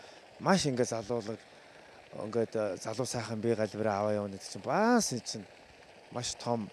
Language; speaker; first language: Mongolian; native; Mongolian